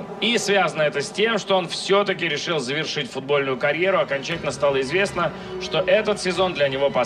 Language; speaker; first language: Russian; native; Russian